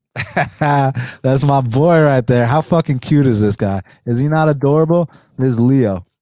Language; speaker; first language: English; early bilingual, other home language; Spanish